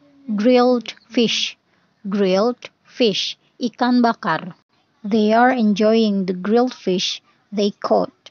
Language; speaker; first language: English; non-native, fluent; Indonesian